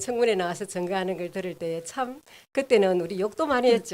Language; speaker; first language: Korean; native; Korean